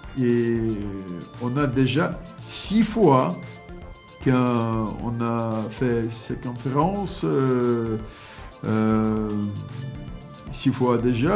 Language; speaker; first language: French; non-native, fluent; Russian